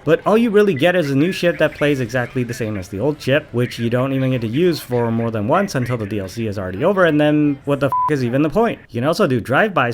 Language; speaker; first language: English; native; English